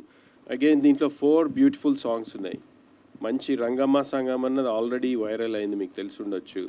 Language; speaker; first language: Telugu; native; Telugu